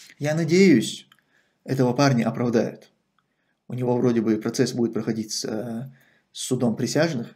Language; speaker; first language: Russian; non-native, local second language; Chechen